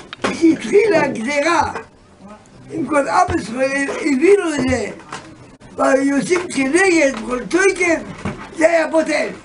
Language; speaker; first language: Hebrew; non-native, fluent; Yiddish